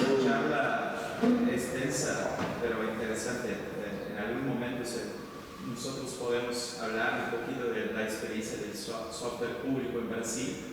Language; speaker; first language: Spanish; non-native, fluent; Portuguese